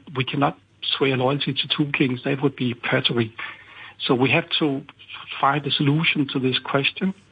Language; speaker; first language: English; non-native, fluent; Danish